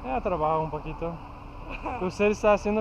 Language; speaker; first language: Spanish; non-native, learner; English